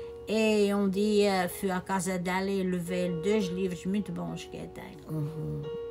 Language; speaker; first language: Portuguese; native; Portuguese